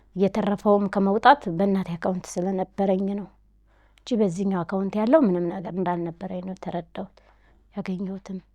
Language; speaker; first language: Amharic; native; Amharic